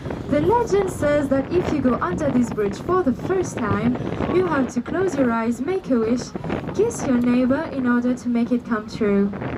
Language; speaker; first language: English; non-native, fluent; French